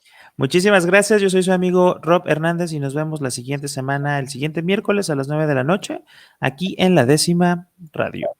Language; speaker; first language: Spanish; native; Spanish